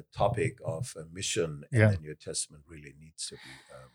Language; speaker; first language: English; non-native, fluent; German